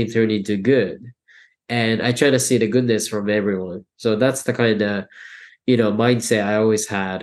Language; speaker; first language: English; non-native, fluent; Japanese